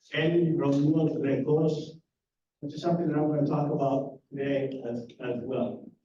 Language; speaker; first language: English; non-native, fluent; Greek